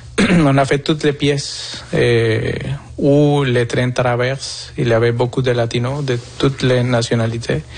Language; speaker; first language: French; non-native, fluent; Spanish